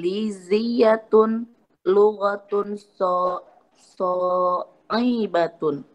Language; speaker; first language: Arabic; non-native, learner; Indonesian